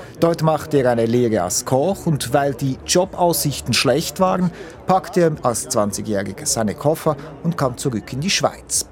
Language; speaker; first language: German; native; German